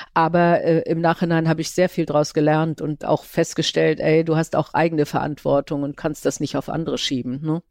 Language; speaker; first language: German; native; German